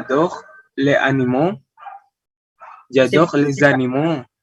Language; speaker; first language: French; non-native, learner; Indonesian